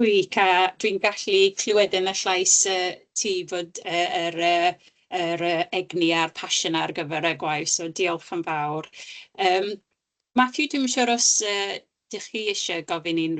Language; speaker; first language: Welsh; non-native, local second language; English